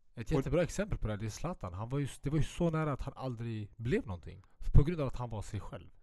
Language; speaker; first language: Swedish; early bilingual, other home language; Central Kurdish